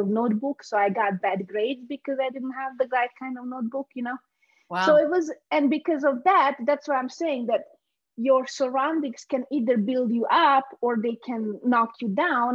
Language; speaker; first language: English; non-native, fluent; Hungarian